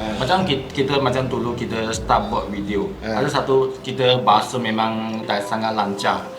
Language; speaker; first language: Malay; non-native, local second language; Chinese